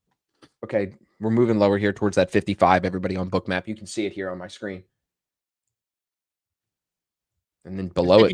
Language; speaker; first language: English; native; English